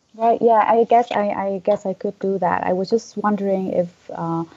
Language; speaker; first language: English; non-native, fluent; Vietnamese